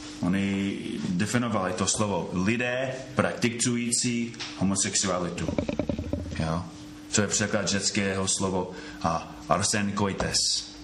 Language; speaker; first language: Czech; non-native, fluent; English